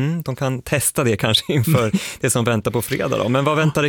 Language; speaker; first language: Swedish; native; Swedish